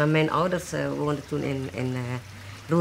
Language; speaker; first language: Dutch; early bilingual, other home language; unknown